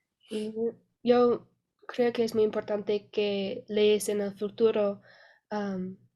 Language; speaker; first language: Spanish; non-native, learner; English